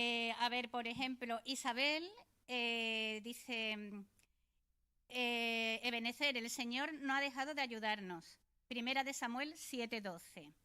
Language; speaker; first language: Spanish; native; Spanish